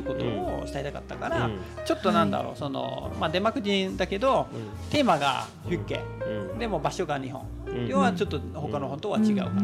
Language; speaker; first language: Japanese; non-native, fluent; Danish